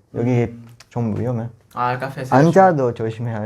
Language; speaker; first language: Korean; non-native, learner; Italian